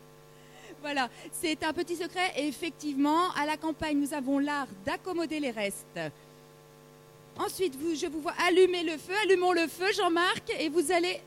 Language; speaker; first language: French; native; French